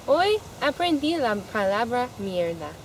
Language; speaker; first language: Spanish; non-native, learner; English